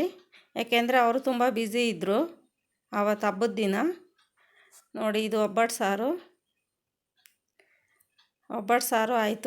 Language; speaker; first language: Kannada; native; Kannada